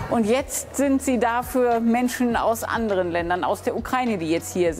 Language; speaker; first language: German; native; German